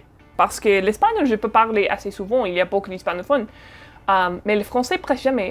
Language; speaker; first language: French; non-native, fluent; English